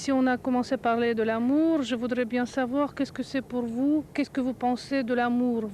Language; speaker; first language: French; non-native, fluent; Russian